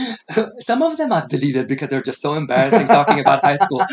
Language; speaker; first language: English; non-native, fluent; Arabic